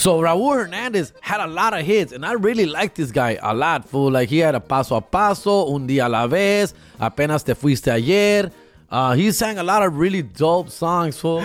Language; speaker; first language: English; early bilingual, other home language; Spanish